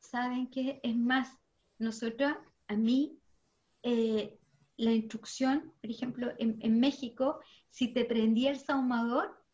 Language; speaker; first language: Spanish; native; Spanish